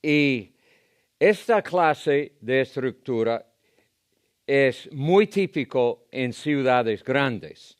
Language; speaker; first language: Spanish; non-native, fluent; English